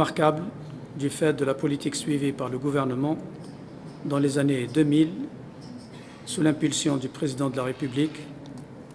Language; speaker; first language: French; non-native, local second language; Arabic